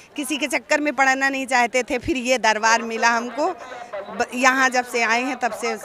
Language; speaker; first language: Hindi; native; Hindi